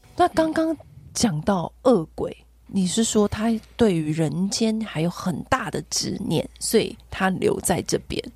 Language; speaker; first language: Chinese; native; Chinese